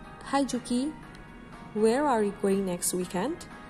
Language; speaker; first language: English; non-native, fluent; Indonesian